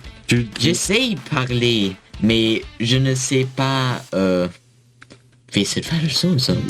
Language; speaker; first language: French; non-native, learner; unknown